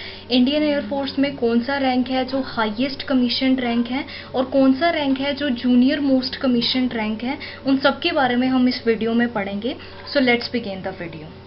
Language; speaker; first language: Hindi; native; Hindi